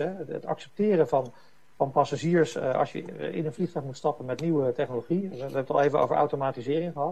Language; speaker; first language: Dutch; native; Dutch